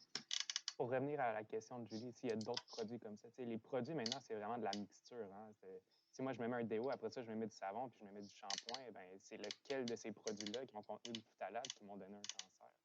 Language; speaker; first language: French; native; French